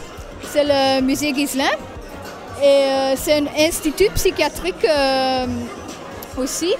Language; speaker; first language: French; non-native, local second language; Dutch